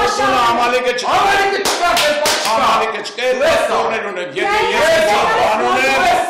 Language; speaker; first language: Armenian; native; Armenian